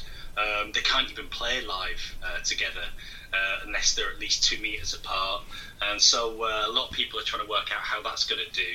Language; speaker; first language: English; native; English